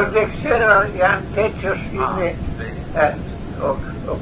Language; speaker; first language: Greek; non-native, learner; Russian